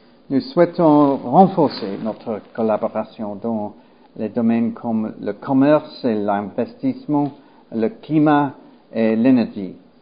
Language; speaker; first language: French; non-native, learner; English